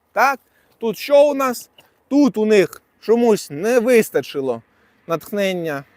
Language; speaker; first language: Ukrainian; non-native, local second language; Russian